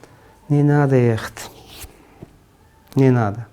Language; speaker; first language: Russian; non-native, learner; Uzbek